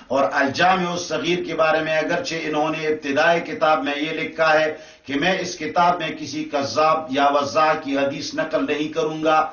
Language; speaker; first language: Urdu; non-native, local second language; Pashto